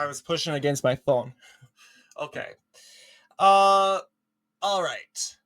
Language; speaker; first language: English; native; English